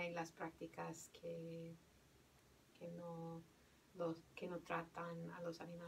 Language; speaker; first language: Spanish; non-native, fluent; English